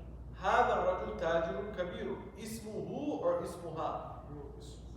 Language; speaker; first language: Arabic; non-native, fluent; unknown